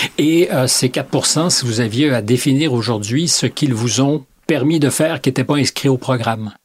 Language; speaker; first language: French; native; French